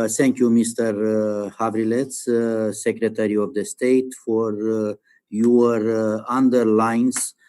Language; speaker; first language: English; non-native, learner; Romanian